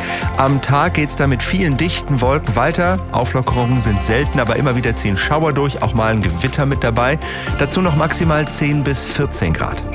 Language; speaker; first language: German; native; German